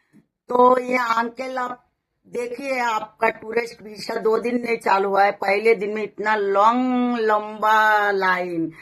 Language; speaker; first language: Hindi; non-native, local second language; Bangla